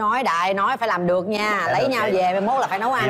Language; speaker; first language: Vietnamese; native; Vietnamese